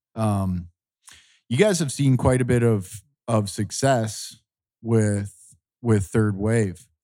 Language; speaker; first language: English; native; English